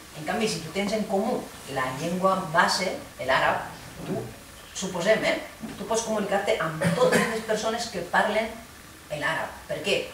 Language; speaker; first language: Catalan; early bilingual, other home language; Arabic